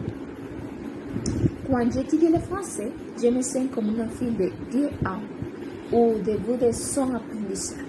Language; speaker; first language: French; non-native, learner; Spanish